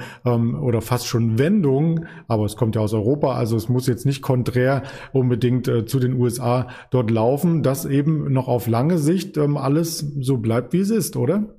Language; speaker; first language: German; native; German